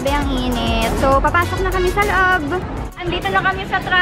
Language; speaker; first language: Filipino; native; Filipino